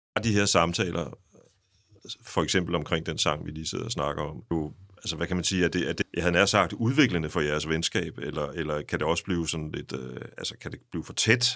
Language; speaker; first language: Danish; native; Danish